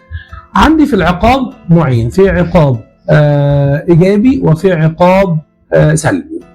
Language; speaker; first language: Arabic; native; Arabic